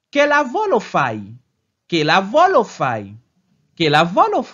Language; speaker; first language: Italian; non-native, learner; Haitian Creole